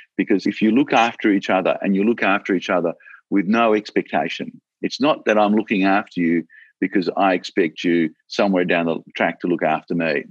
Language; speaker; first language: English; native; English